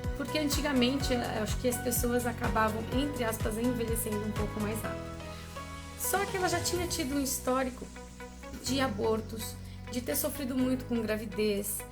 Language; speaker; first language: Portuguese; early bilingual, other home language; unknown